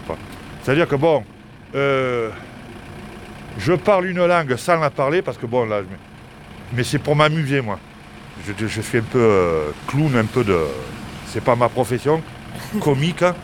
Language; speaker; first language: French; native; French